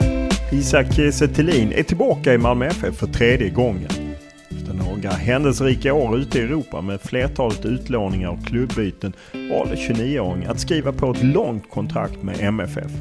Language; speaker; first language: Swedish; native; Swedish